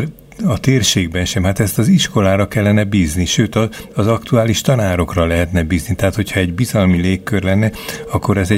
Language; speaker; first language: Hungarian; native; Hungarian